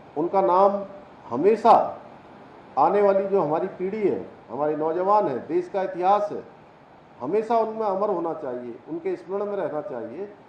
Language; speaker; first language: Hindi; native; Hindi